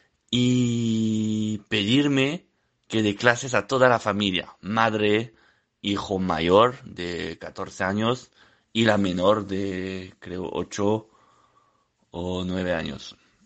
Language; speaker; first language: Spanish; non-native, fluent; French